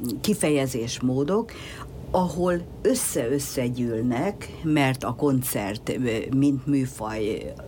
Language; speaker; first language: Hungarian; native; Hungarian